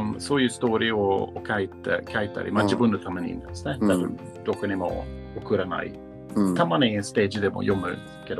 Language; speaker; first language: Japanese; non-native, learner; Swedish